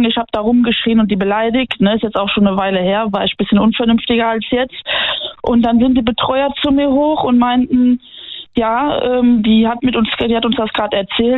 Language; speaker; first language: German; native; German